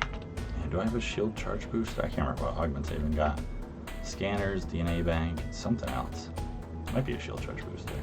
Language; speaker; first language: English; native; English